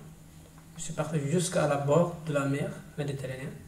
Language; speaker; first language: French; non-native, learner; Tigrinya